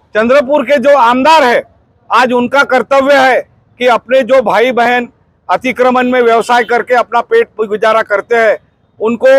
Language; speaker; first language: Hindi; non-native, local second language; Marathi